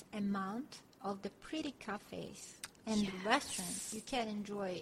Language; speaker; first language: English; non-native, fluent; Russian